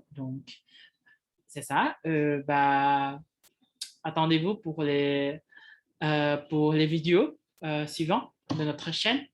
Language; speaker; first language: French; non-native, fluent; Indonesian